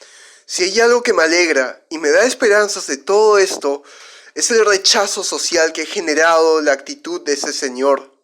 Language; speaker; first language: Spanish; native; Spanish